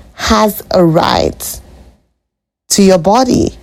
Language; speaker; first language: English; non-native, local second language; Igbo